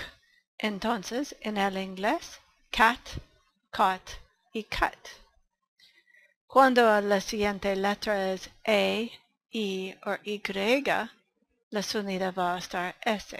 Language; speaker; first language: Spanish; non-native, learner; English